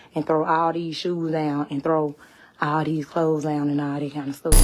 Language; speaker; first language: English; native; English